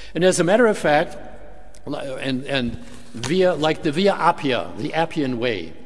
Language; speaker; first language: English; native; English